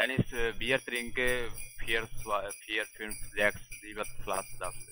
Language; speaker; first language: German; non-native, learner; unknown